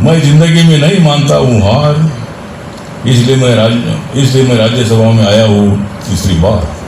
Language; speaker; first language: Hindi; non-native, local second language; Marathi